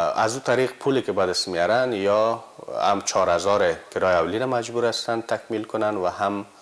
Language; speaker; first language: Persian; native; Persian